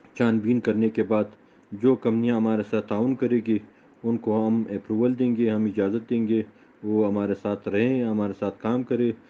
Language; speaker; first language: Urdu; non-native, local second language; Pashto